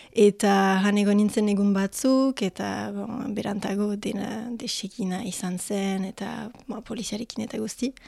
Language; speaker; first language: Basque; non-native, local second language; French